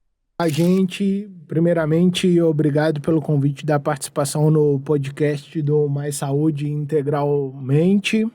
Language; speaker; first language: Portuguese; native; Portuguese